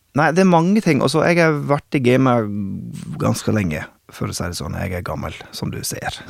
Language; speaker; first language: Norwegian; non-native, fluent; English